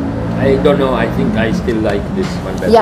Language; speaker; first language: English; non-native, fluent; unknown